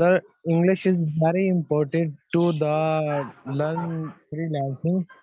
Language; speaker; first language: English; non-native, learner; Urdu